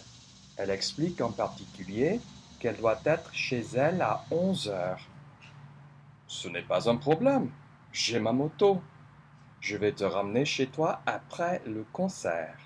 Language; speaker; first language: French; non-native, fluent; English